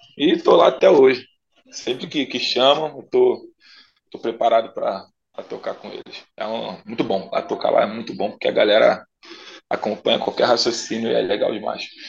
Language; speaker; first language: Portuguese; native; Portuguese